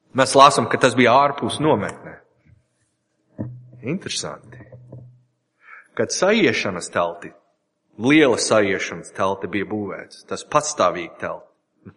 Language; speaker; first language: Latvian; non-native, learner; English